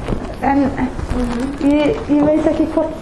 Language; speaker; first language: Icelandic; non-native, learner; English